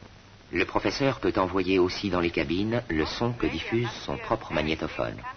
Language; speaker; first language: French; native; French